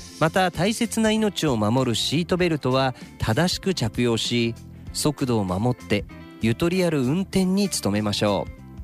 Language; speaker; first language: Japanese; native; Japanese